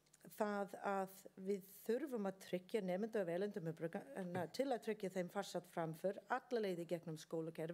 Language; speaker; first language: Icelandic; non-native, learner; English